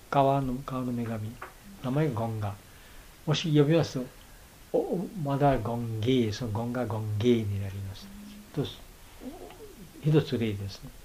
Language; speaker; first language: Japanese; non-native, learner; Bangla